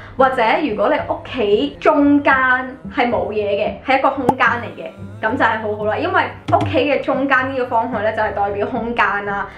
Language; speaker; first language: Cantonese; early bilingual, other home language; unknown